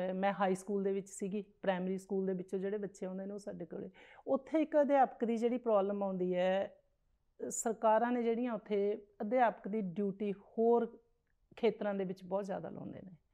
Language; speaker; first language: Punjabi; native; Punjabi